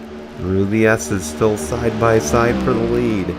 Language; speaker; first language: English; native; English